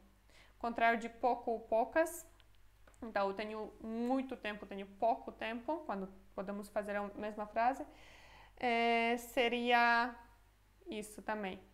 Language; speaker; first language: Portuguese; non-native, fluent; Polish